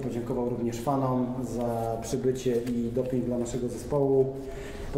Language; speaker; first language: Polish; native; Polish